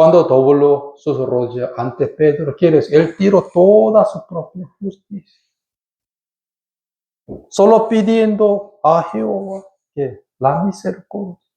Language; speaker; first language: Spanish; non-native, learner; Korean